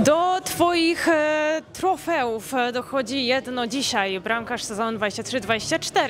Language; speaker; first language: Polish; native; Polish